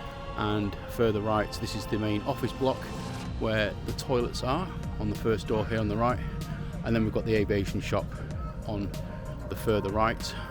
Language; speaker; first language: English; native; English